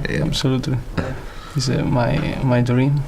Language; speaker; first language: English; non-native, learner; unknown